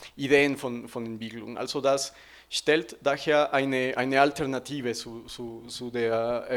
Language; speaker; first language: German; non-native, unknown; Spanish